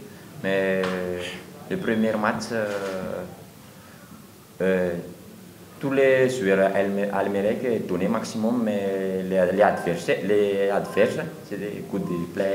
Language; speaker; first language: French; non-native, learner; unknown